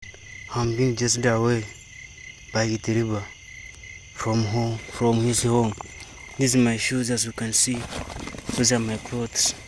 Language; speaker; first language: English; non-native, learner; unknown